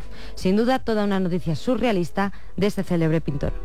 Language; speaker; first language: Spanish; native; Spanish